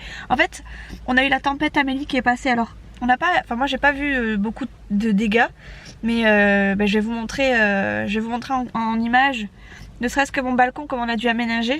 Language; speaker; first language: French; native; French